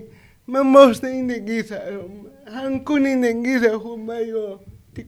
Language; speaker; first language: Swedish; non-native, learner; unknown